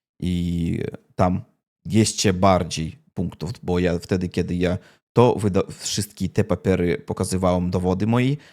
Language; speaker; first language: Polish; non-native, learner; Russian